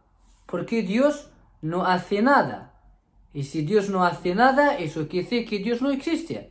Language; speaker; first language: Spanish; non-native, fluent; Arabic